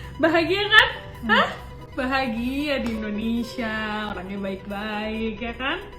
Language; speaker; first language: Indonesian; native; Indonesian